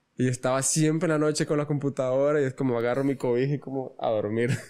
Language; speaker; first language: Spanish; native; Spanish